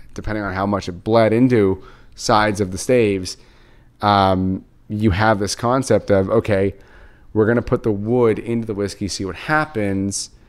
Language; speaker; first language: English; native; English